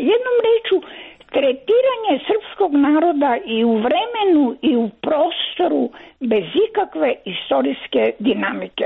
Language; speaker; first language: Croatian; native; Croatian